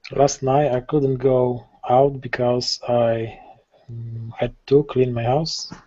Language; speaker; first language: English; non-native, learner; Polish